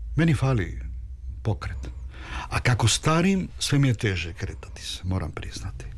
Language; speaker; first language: Serbian; early bilingual, heritage; Croatian